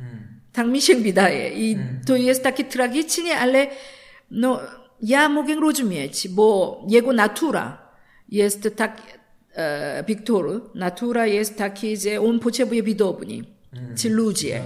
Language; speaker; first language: Polish; non-native, learner; Korean